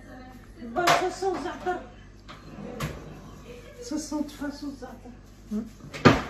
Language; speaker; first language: French; non-native, fluent; Arabic